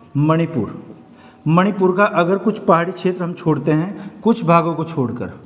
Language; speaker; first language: Hindi; native; Hindi